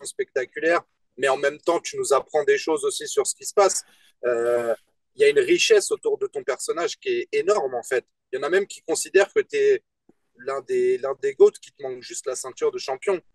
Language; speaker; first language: French; native; French